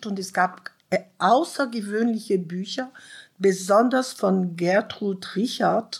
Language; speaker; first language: German; non-native, fluent; French